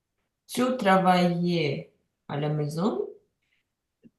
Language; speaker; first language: French; non-native, learner; Ukrainian